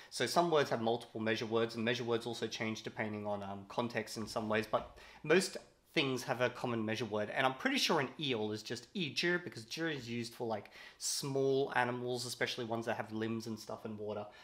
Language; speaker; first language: English; native; English